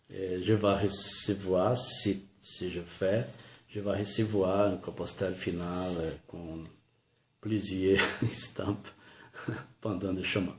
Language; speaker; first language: French; non-native, learner; Portuguese